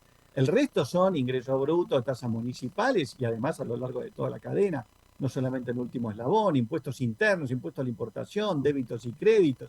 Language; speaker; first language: Spanish; native; Spanish